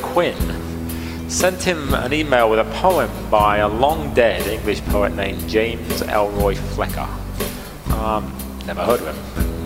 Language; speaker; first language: English; native; English